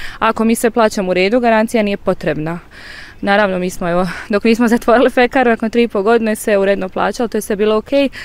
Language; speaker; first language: Croatian; native; Croatian